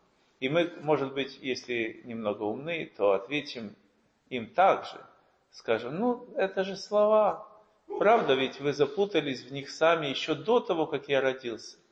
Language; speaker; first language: Russian; native; Russian